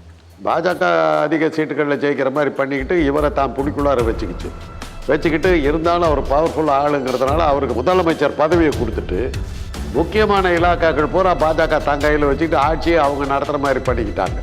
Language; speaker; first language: Tamil; native; Tamil